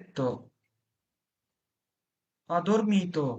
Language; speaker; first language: Italian; non-native, fluent; Bangla